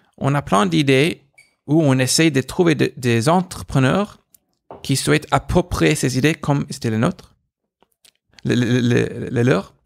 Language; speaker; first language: French; non-native, fluent; English